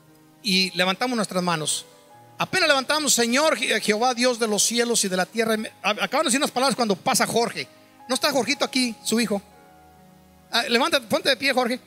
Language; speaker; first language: Spanish; native; Spanish